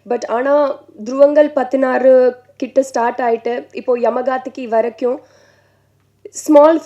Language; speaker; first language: Tamil; non-native, learner; Telugu